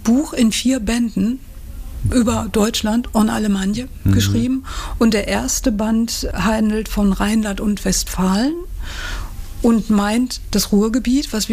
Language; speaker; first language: German; native; German